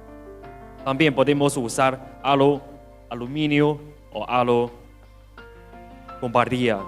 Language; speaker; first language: Spanish; non-native, learner; Chinese